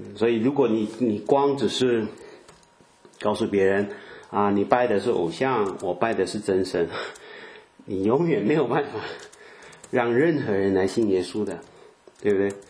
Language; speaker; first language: Chinese; native; Chinese